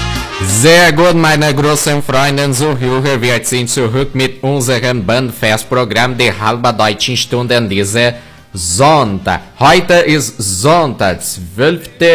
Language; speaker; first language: German; non-native, learner; Portuguese